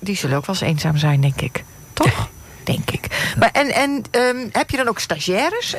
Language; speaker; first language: Dutch; native; Dutch